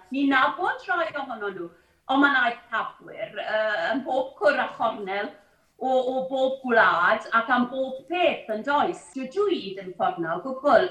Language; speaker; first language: Welsh; non-native, local second language; English